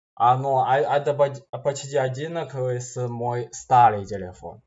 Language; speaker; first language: Russian; non-native, fluent; Chinese